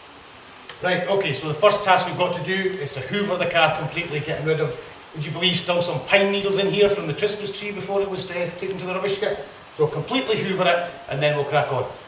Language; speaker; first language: English; native; English